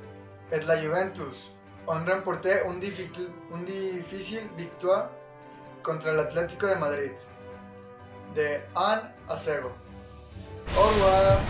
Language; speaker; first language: French; non-native, learner; Spanish